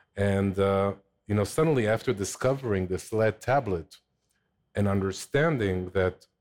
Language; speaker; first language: English; non-native, fluent; Hebrew